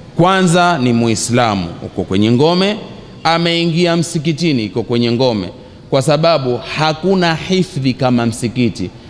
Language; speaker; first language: Swahili; native; Swahili